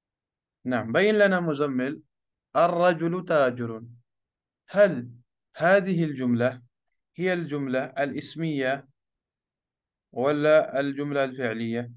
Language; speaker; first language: Arabic; non-native, fluent; Urdu